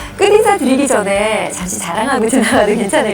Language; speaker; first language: Korean; native; Korean